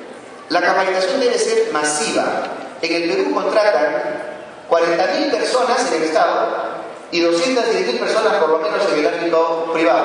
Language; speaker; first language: Spanish; native; Spanish